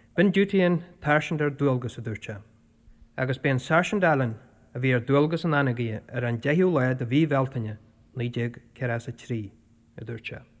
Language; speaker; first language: Irish; native; Irish